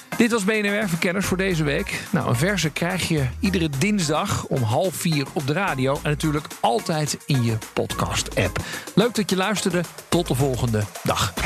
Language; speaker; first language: Dutch; native; Dutch